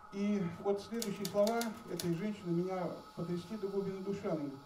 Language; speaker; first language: Russian; native; Russian